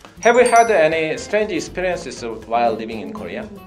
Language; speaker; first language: English; non-native, fluent; Korean